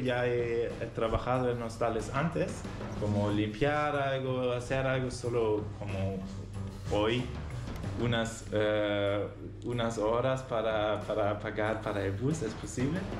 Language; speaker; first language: Spanish; non-native, learner; German